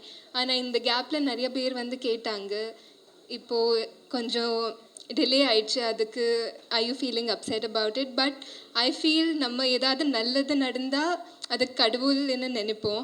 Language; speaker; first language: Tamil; non-native, fluent; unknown